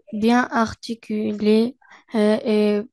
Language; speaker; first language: French; non-native, learner; Arabic